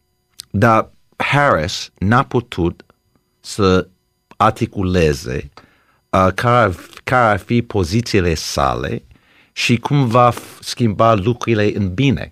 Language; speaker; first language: Romanian; early bilingual, heritage; Romanian